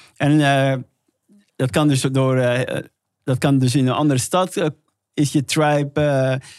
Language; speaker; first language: Dutch; early bilingual, other home language; Somali